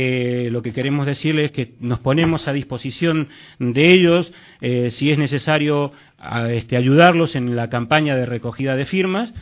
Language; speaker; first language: Spanish; native; Spanish